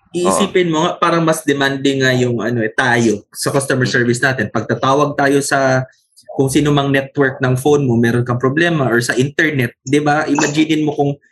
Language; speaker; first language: Filipino; non-native, local second language; Cebuano